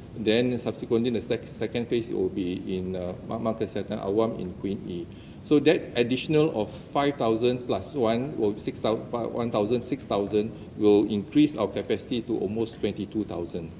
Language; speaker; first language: English; non-native, local second language; Malay